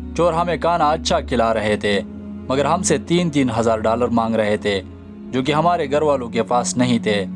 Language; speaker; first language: Urdu; non-native, local second language; Pashto